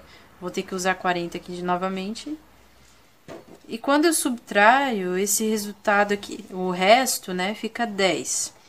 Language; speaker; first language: Portuguese; native; Portuguese